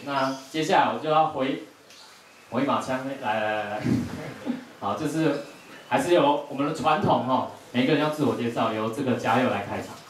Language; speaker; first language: Chinese; native; Chinese